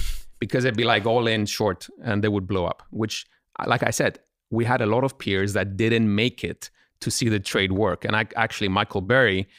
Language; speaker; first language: English; non-native, fluent; Greek